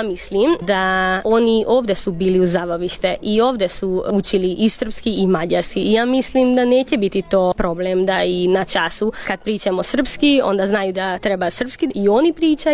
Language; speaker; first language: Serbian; non-native, local second language; Hungarian